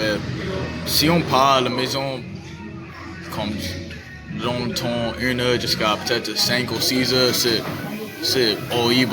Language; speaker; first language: French; non-native, learner; English